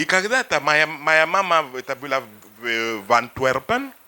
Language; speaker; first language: Russian; non-native, fluent; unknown